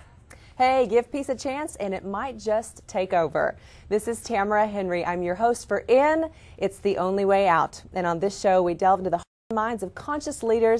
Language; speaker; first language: English; native; English